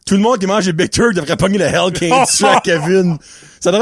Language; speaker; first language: French; native; French